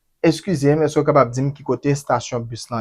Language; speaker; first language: French; non-native, learner; Haitian Creole